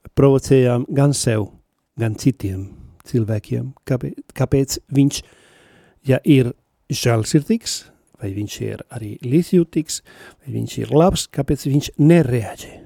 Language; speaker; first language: Latvian; non-native, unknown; Spanish